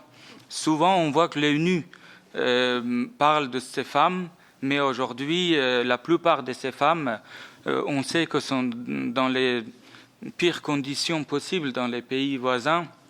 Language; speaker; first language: French; non-native, fluent; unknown